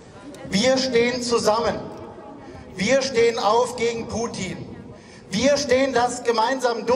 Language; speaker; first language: German; native; German